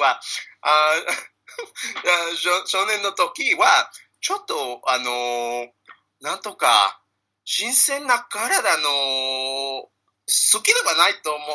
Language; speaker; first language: Japanese; non-native, learner; Spanish